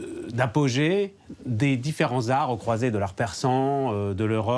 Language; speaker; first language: French; native; French